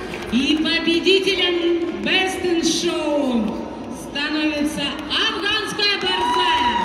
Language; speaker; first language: Russian; native; Russian